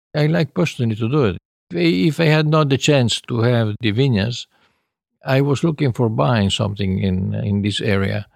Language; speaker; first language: English; non-native, fluent; Italian